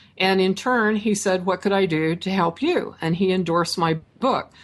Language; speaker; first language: English; native; English